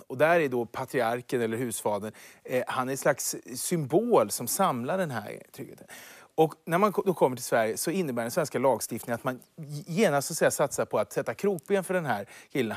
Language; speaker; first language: Swedish; native; Swedish